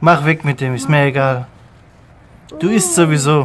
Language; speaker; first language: German; native; German